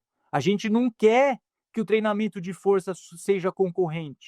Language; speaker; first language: Portuguese; native; Portuguese